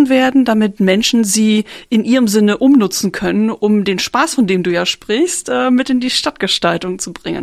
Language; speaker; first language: German; native; German